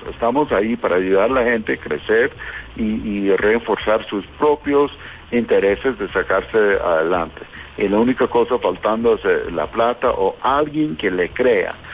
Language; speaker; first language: Spanish; non-native, fluent; English